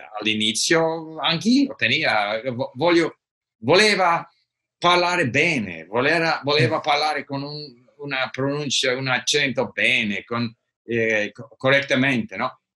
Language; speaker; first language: Italian; non-native, learner; English